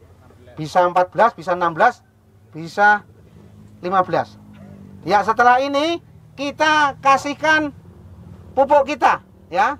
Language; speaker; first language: Indonesian; non-native, local second language; Javanese